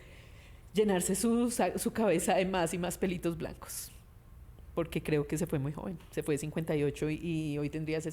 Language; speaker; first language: Spanish; native; Spanish